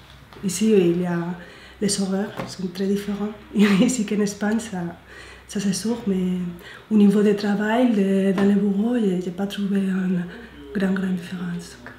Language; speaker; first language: French; non-native, learner; Spanish